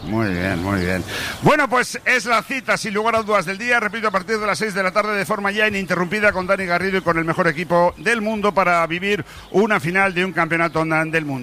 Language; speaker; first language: Spanish; native; Spanish